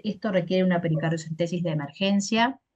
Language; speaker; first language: Spanish; native; Spanish